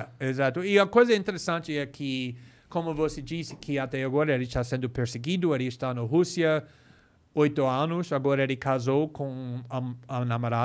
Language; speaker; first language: Portuguese; non-native, fluent; English